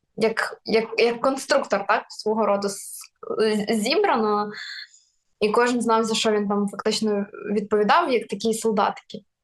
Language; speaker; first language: Ukrainian; non-native, local second language; Russian